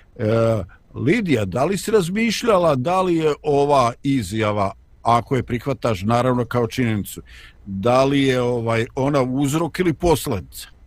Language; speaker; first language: Bosnian; native; Bosnian